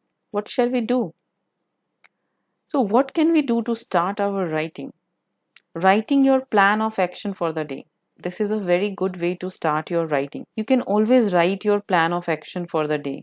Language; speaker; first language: English; non-native, local second language; Hindi